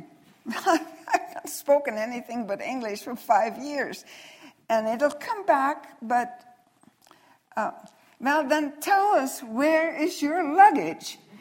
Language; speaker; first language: English; non-native, fluent; Dutch